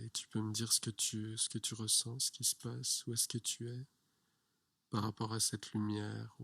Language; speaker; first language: French; native; French